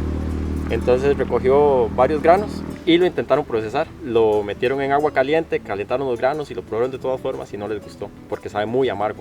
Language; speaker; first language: Spanish; native; Spanish